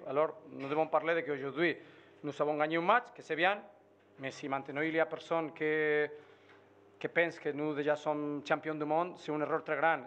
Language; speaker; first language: French; non-native, fluent; Spanish